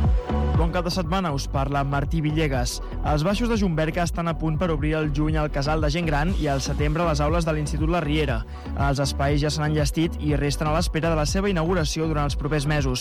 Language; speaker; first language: Catalan; native; Catalan